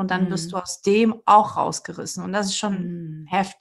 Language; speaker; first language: German; early bilingual, other home language; Portuguese